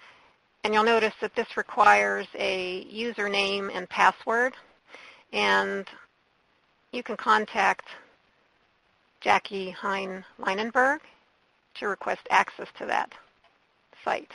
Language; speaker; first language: English; native; English